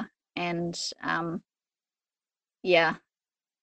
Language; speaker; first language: English; native; English